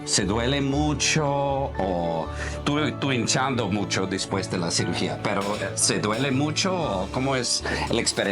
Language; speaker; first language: Spanish; non-native, learner; English